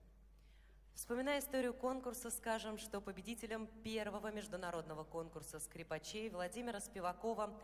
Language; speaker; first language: Russian; native; Russian